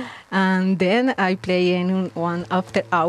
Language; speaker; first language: English; non-native, learner; Spanish